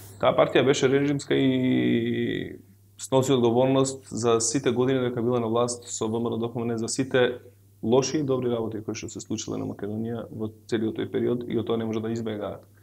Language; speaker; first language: Macedonian; non-native, local second language; Albanian